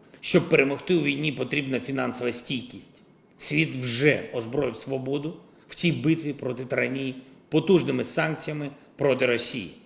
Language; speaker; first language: Ukrainian; non-native, local second language; Russian